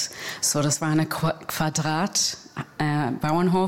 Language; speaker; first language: German; non-native, learner; English